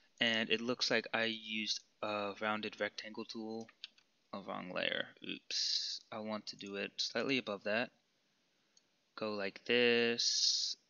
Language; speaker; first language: English; native; English